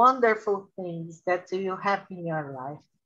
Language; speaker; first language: English; non-native, learner; Portuguese